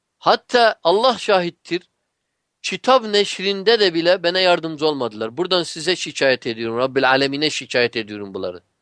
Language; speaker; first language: Turkish; non-native, fluent; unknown